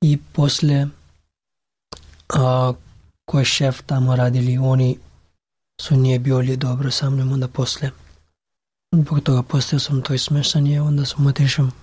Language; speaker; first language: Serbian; non-native, learner; Pashto